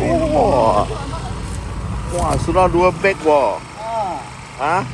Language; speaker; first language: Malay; non-native, local second language; Chinese